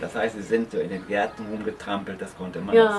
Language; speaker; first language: German; native; German